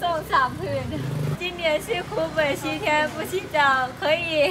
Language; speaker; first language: Chinese; non-native, learner; Lao